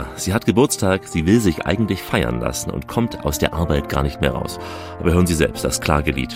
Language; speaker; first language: German; native; German